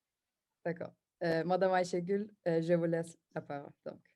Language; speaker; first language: French; non-native, fluent; Turkish